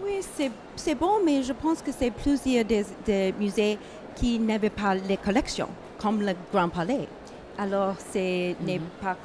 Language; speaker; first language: French; non-native, learner; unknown